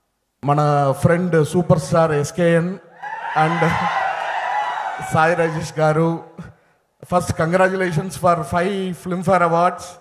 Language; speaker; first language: Telugu; non-native, learner; Tamil